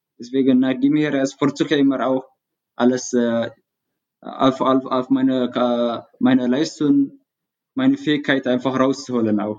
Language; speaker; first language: German; non-native, learner; Tigrinya